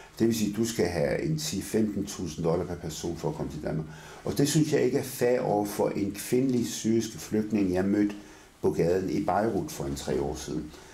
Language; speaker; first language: Danish; early bilingual, other home language; Arabic